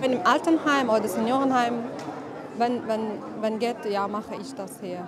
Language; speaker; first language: German; non-native, learner; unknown